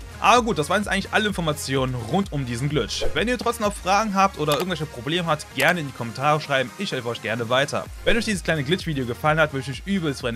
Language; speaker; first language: German; native; German